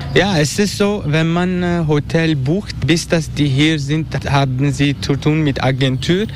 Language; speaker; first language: German; non-native, learner; Turkish